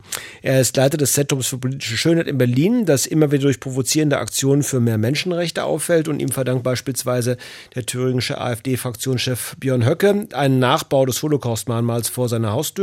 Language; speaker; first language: German; native; German